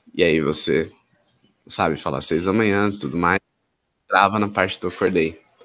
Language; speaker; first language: Portuguese; native; Portuguese